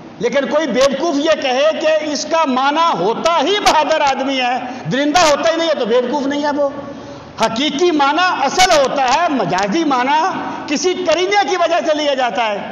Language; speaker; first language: Urdu; non-native, local second language; Punjabi